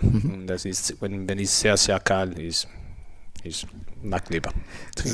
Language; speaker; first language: German; non-native, learner; Spanish